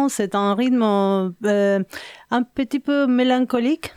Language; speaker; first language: French; non-native, learner; Spanish